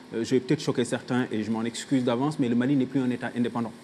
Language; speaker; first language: French; non-native, local second language; Wolof